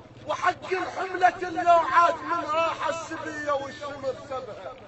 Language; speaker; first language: Arabic; native; Arabic